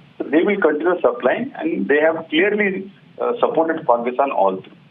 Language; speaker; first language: English; non-native, local second language; Malayalam